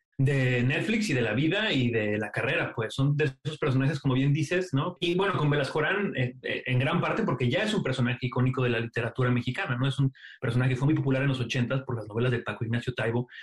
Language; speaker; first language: Spanish; native; Spanish